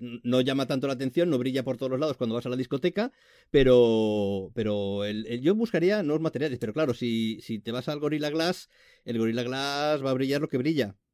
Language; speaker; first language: Spanish; native; Spanish